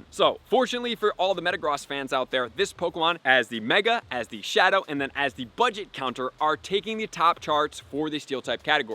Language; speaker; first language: English; native; English